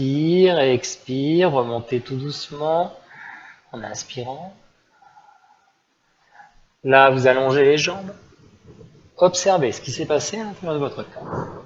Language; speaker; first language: French; native; French